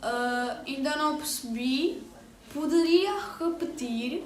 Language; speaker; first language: Portuguese; non-native, learner; Hindi